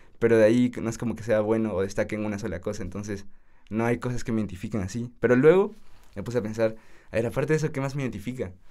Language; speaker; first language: Spanish; native; Spanish